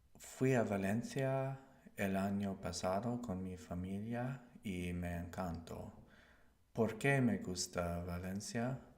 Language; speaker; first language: Spanish; non-native, learner; English